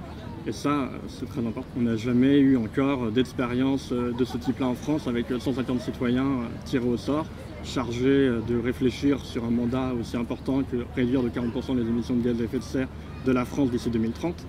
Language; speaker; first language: French; native; French